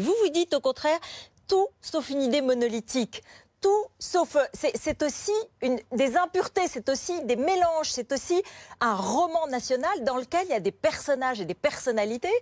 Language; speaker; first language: French; native; French